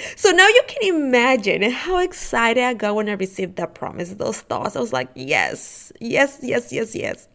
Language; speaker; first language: English; non-native, fluent; Spanish